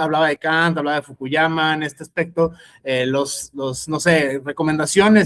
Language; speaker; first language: Spanish; native; Spanish